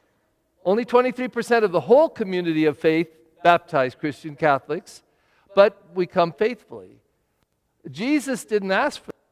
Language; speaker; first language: English; native; English